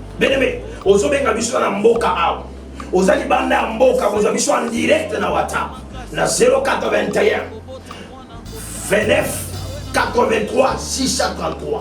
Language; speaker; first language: Lingala; native; Lingala